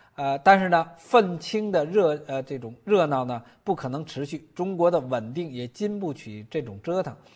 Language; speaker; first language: Chinese; native; Chinese